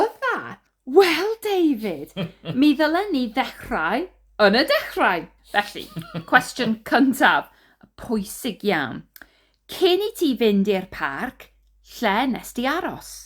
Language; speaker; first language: Welsh; non-native, fluent; English